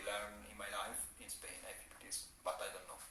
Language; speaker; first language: English; non-native, learner; Italian